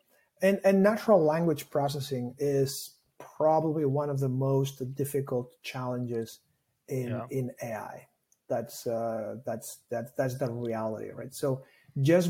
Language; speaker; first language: English; non-native, fluent; Catalan